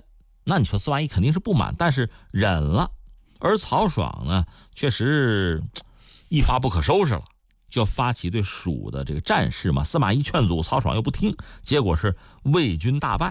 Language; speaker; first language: Chinese; native; Chinese